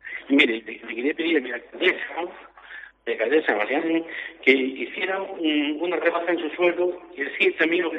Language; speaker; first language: Spanish; native; Spanish